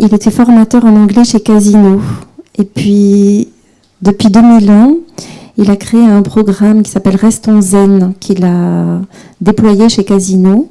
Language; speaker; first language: French; native; French